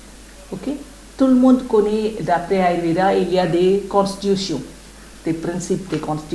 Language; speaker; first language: French; non-native, learner; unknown